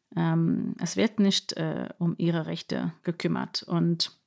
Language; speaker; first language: German; non-native, fluent; English